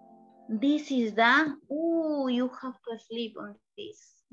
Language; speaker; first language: English; non-native, learner; Spanish